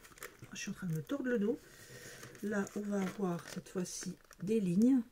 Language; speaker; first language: French; native; French